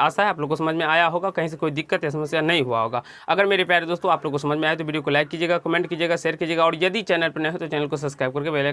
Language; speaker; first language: Hindi; native; Hindi